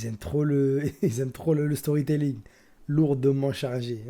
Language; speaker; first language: French; native; French